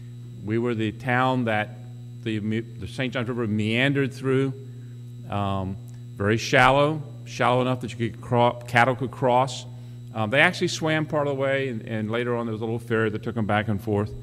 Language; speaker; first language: English; native; English